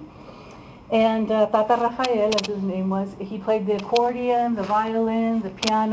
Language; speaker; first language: English; early bilingual, other home language; Spanish